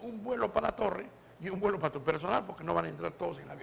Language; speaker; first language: Spanish; native; Spanish